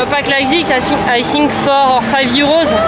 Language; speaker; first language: English; non-native, fluent; French